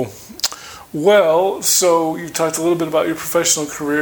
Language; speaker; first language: English; native; English